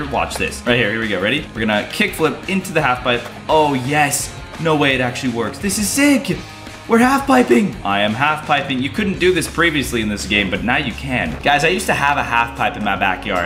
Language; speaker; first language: English; native; English